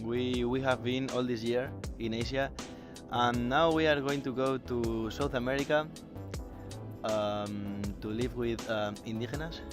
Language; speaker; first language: English; non-native, fluent; Spanish